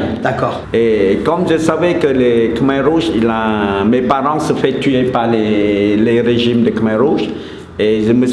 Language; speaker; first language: French; non-native, fluent; Khmer